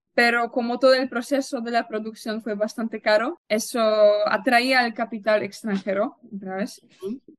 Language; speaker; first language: Spanish; non-native, fluent; Polish